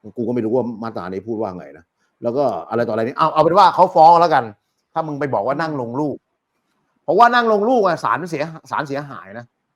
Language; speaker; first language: Thai; native; Thai